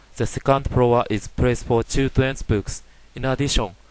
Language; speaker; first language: English; non-native, learner; Japanese